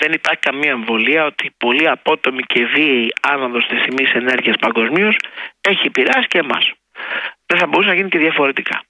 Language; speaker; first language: Greek; native; Greek